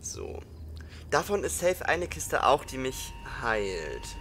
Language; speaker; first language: German; native; German